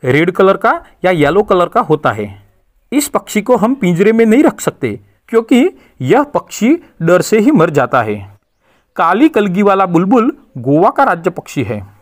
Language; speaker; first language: Hindi; non-native, local second language; Gujarati